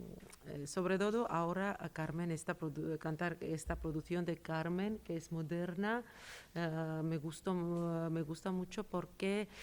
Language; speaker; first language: Spanish; non-native, fluent; Georgian